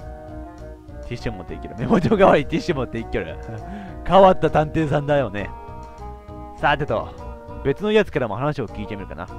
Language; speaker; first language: Japanese; native; Japanese